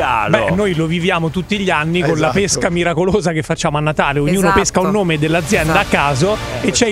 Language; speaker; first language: Italian; native; Italian